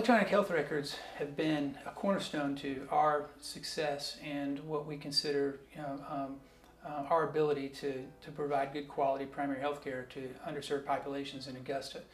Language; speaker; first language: English; native; English